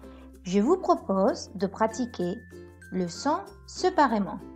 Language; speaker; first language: French; non-native, fluent; Spanish